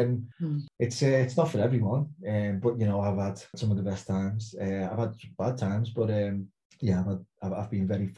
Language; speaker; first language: English; native; English